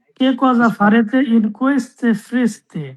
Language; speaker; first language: Italian; non-native, learner; Bangla